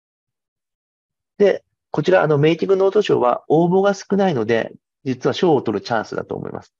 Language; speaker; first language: Japanese; native; Japanese